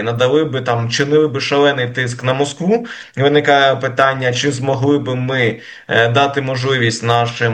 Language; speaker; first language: Ukrainian; native; Ukrainian